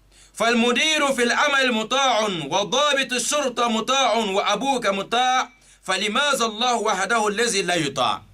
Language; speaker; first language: Arabic; non-native, fluent; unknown